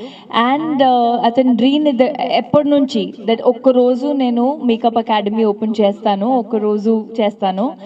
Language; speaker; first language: Telugu; non-native, fluent; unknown